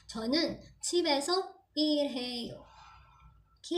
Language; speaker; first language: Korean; non-native, fluent; Filipino